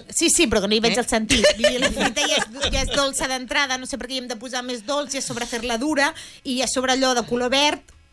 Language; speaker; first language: Catalan; native; Catalan